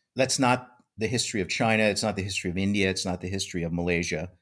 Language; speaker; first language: English; native; English